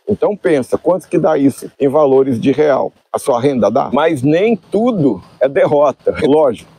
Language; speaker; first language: Portuguese; native; Portuguese